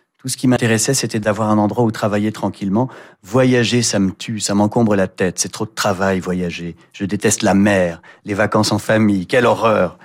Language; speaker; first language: French; native; French